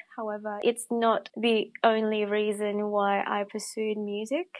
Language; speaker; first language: English; non-native, fluent; Indonesian